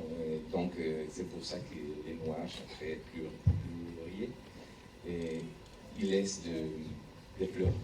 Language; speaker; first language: French; non-native, learner; Spanish